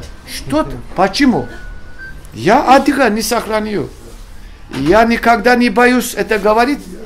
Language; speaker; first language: Russian; non-native, learner; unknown